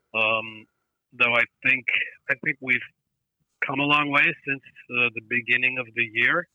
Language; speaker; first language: English; native; English